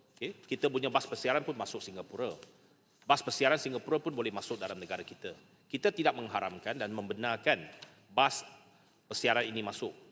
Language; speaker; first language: Malay; native; Malay